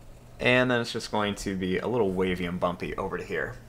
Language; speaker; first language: English; native; English